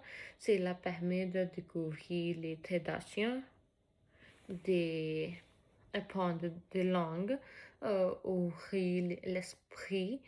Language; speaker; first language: French; non-native, learner; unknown